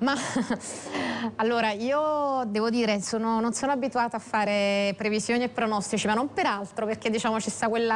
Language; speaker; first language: Italian; native; Italian